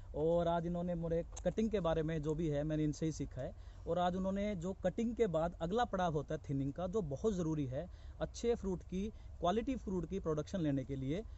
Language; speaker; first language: Hindi; native; Hindi